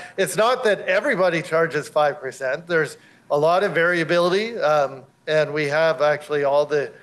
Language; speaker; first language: English; native; English